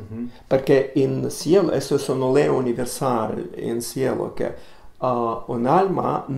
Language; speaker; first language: Spanish; non-native, learner; Russian